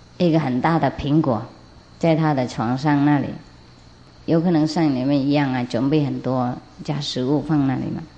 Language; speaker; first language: Chinese; non-native, fluent; Vietnamese